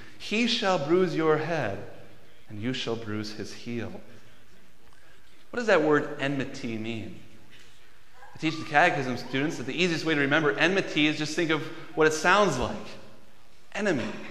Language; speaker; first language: English; native; English